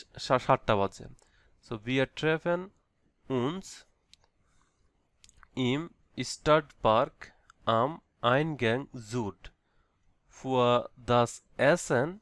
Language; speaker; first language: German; non-native, learner; Bangla